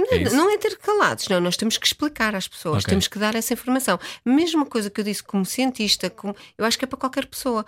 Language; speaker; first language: Portuguese; native; Portuguese